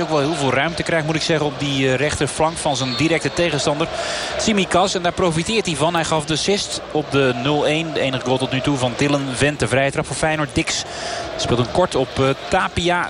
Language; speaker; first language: Dutch; native; Dutch